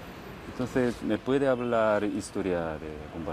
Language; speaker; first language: Spanish; non-native, learner; Korean